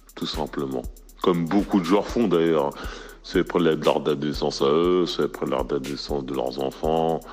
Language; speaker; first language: French; native; French